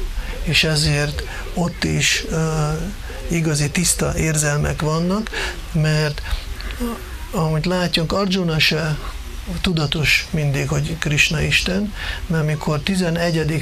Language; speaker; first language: Hungarian; non-native, fluent; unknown